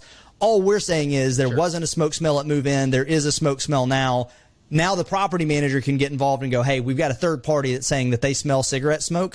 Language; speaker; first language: English; native; English